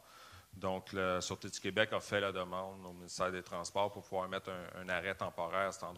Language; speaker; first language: French; native; French